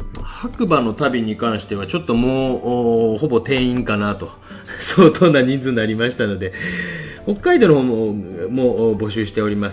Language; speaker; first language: Japanese; native; Japanese